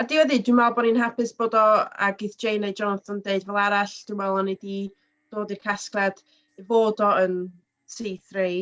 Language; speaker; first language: Welsh; native; Welsh